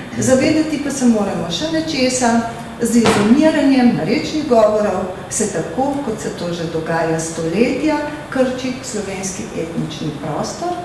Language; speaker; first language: Slovenian; native; Slovenian